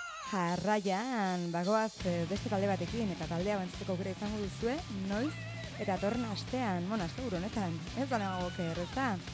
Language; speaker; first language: Basque; native; Basque